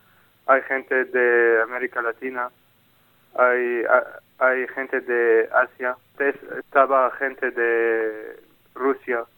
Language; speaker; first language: Spanish; non-native, learner; Arabic